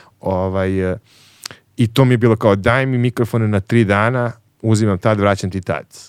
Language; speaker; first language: Serbian; native; Serbian